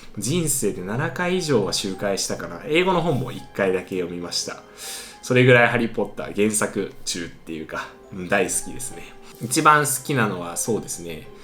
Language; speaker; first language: Japanese; early bilingual, other home language; Chinese